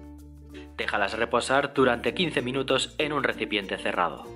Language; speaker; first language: Spanish; native; Spanish